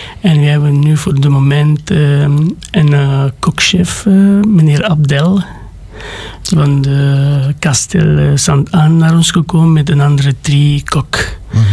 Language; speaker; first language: Dutch; non-native, learner; Romanian